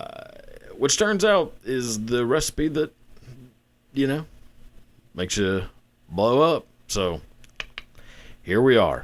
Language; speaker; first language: English; native; English